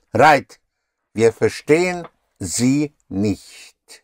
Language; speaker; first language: German; non-native, fluent; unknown